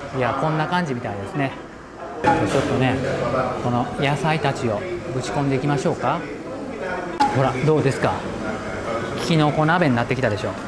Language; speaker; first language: Japanese; native; Japanese